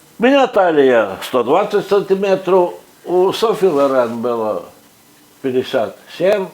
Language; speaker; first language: Russian; native; Russian